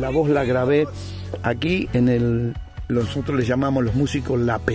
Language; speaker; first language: Spanish; native; Spanish